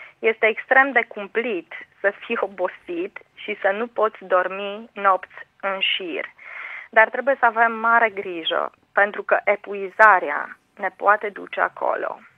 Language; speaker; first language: Romanian; native; Romanian